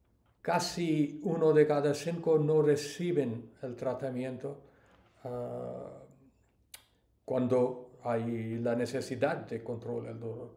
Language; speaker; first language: Spanish; non-native, learner; English